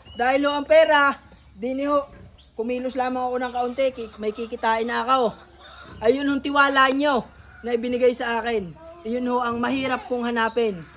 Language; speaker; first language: Filipino; native; Filipino